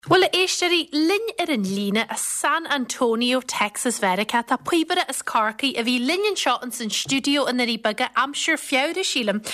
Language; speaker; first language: Irish; native; Irish